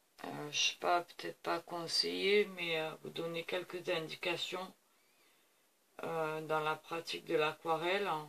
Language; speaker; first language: French; native; French